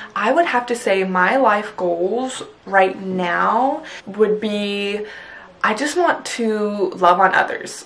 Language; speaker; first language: English; early bilingual, other home language; Punjabi